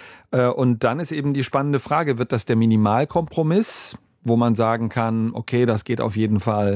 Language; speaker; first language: German; native; German